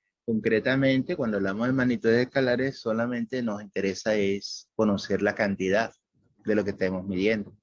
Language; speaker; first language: Spanish; native; Spanish